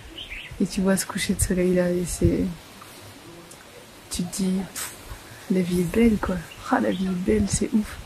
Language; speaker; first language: French; native; French